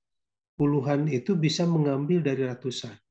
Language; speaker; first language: Indonesian; native; Indonesian